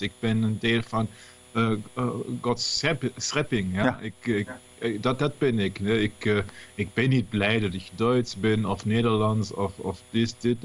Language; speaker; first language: Dutch; non-native, learner; German